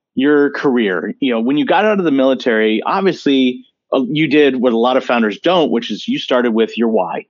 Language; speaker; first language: English; native; English